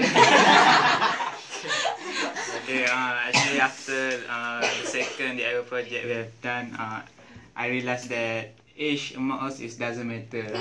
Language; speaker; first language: English; non-native, learner; Malay